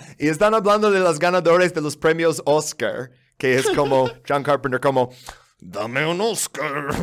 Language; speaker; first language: Spanish; non-native, fluent; English